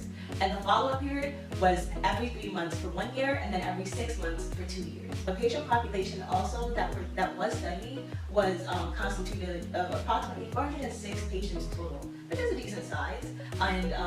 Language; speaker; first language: English; native; English